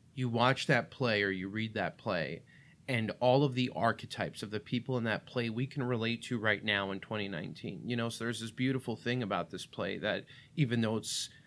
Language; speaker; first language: English; early bilingual, other home language; Russian